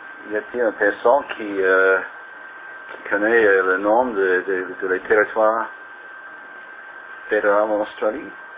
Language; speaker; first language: French; non-native, learner; English